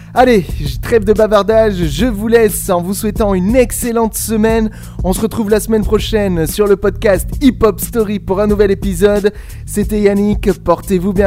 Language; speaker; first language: French; native; French